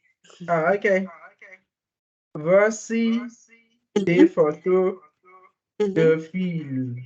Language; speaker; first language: French; non-native, learner; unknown